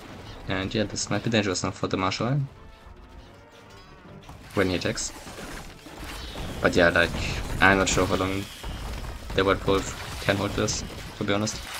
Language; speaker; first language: English; non-native, fluent; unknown